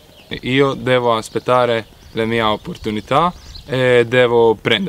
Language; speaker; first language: Italian; non-native, learner; Croatian